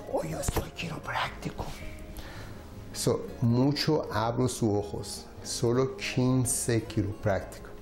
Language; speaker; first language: Spanish; non-native, learner; Persian